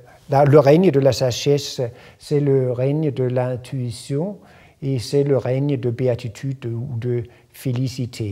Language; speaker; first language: French; non-native, fluent; Danish